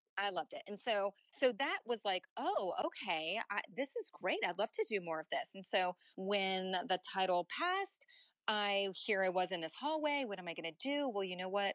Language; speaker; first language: English; native; English